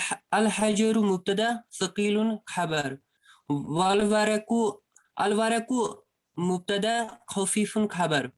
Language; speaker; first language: Arabic; non-native, learner; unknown